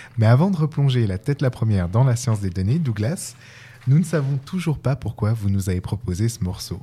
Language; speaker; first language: French; native; French